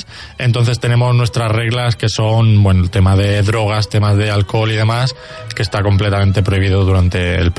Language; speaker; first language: Spanish; native; Spanish